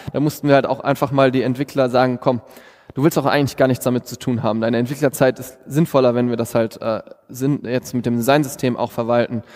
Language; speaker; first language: German; native; German